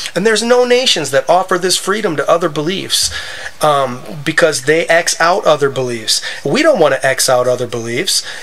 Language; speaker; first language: English; native; English